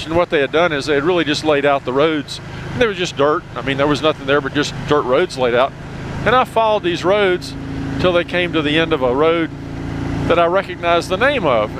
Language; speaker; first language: English; native; English